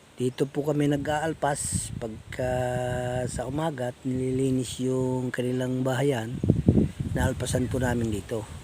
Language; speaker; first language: Filipino; native; Filipino